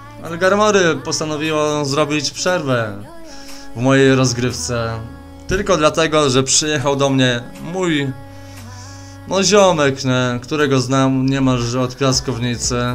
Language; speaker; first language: Polish; native; Polish